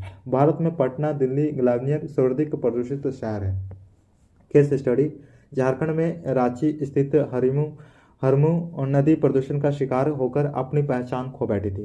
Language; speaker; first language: Hindi; native; Hindi